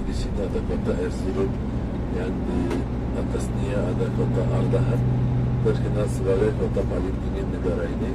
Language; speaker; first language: Indonesian; non-native, fluent; Turkish